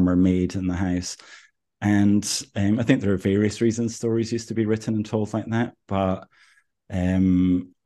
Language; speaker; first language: English; native; English